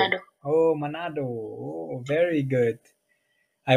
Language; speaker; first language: English; non-native, fluent; German